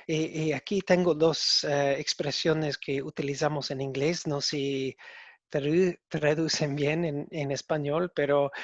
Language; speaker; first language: Spanish; non-native, learner; English